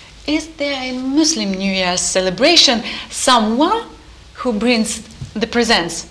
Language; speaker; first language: English; non-native, learner; Ukrainian